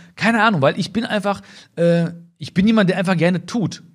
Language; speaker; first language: German; native; German